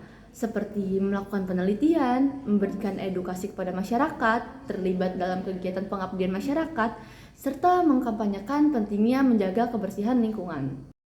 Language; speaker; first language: Indonesian; native; Indonesian